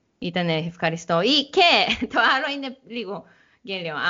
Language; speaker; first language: Greek; non-native, learner; Japanese